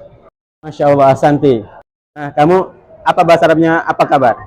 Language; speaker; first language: Indonesian; native; Indonesian